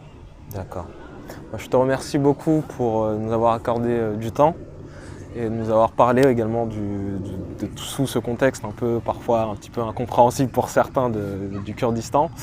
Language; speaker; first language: French; native; French